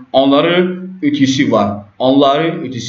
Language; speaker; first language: Turkish; non-native, learner; French